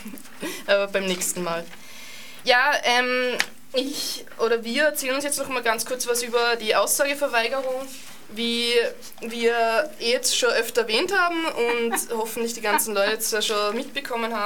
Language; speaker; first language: German; native; German